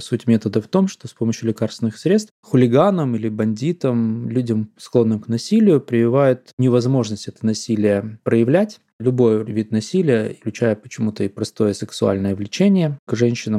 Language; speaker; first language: Russian; native; Russian